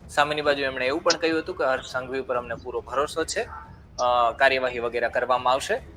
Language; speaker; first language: Gujarati; native; Gujarati